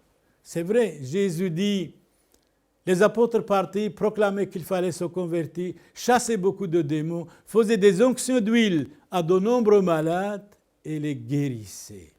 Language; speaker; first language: French; non-native, local second language; Arabic